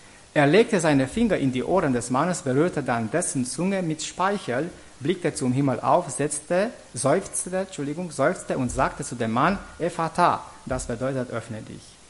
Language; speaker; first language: German; non-native, fluent; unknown